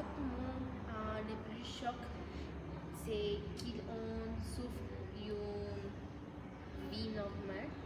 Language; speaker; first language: French; non-native, learner; Spanish